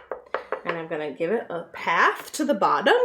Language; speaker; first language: English; native; English